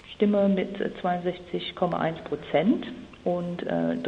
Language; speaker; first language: German; non-native, fluent; English